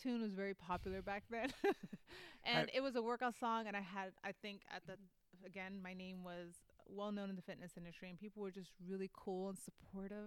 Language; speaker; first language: English; native; English